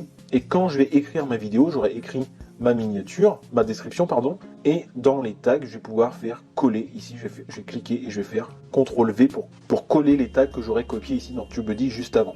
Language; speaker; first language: French; native; French